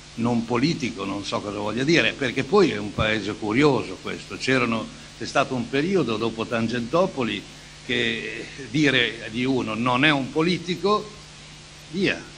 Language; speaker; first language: Italian; native; Italian